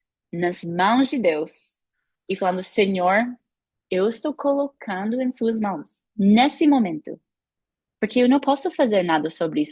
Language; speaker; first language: Portuguese; non-native, fluent; English